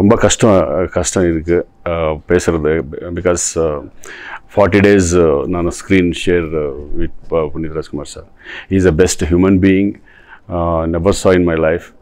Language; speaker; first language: Tamil; non-native, local second language; Telugu